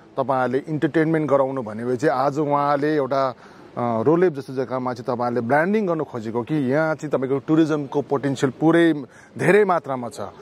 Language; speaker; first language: Nepali; native; Nepali